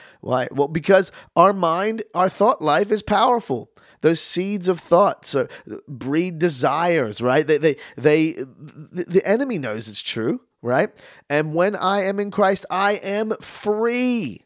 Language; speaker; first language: English; native; English